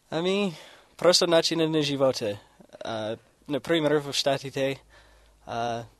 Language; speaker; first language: Bulgarian; non-native, fluent; English